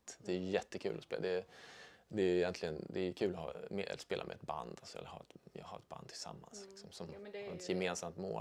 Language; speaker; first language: Swedish; native; Swedish